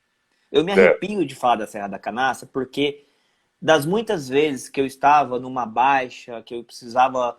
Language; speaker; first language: Portuguese; native; Portuguese